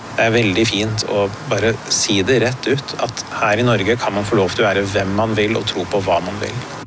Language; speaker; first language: Norwegian; early bilingual, other home language; Persian